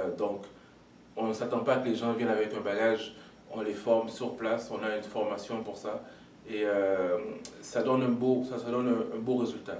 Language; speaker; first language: French; non-native, local second language; Lingala